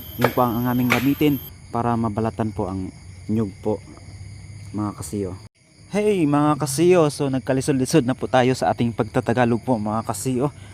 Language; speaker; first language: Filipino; non-native, local second language; Cebuano